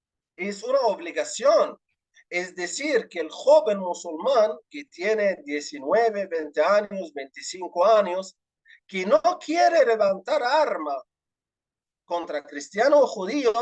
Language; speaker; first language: Spanish; non-native, fluent; Arabic